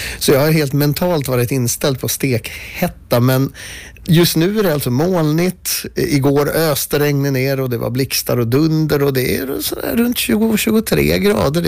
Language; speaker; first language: Swedish; early bilingual, other home language; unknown